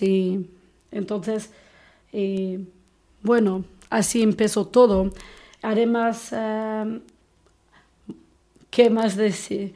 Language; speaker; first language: Spanish; non-native, fluent; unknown